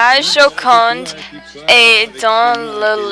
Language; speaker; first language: French; non-native, learner; English